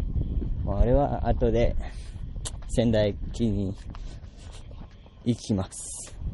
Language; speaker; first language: Japanese; non-native, learner; Malay